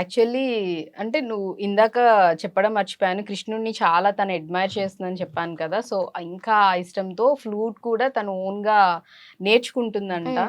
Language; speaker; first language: Telugu; native; Telugu